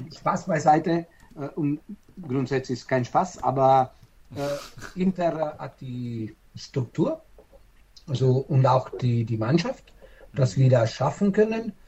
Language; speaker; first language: German; non-native, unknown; Italian